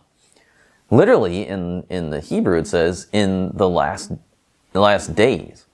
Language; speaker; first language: English; native; English